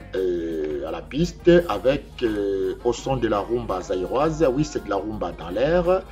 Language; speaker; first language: French; non-native, local second language; Lingala